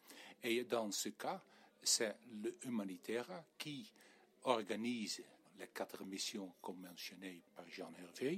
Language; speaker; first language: French; non-native, fluent; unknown